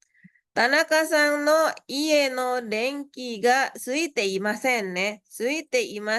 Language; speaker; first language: Japanese; non-native, fluent; Indonesian